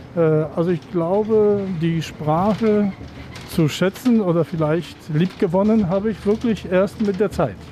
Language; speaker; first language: German; non-native, fluent; Polish